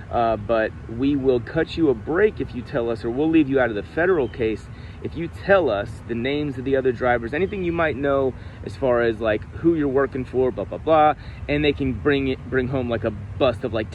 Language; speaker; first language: English; native; English